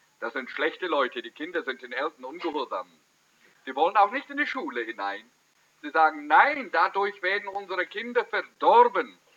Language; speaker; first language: German; early bilingual, heritage; German